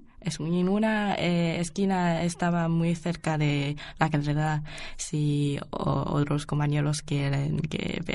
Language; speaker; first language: Spanish; non-native, learner; Chinese